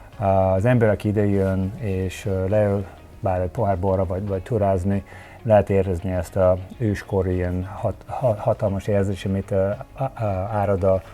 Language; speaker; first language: Hungarian; early bilingual, heritage; Hungarian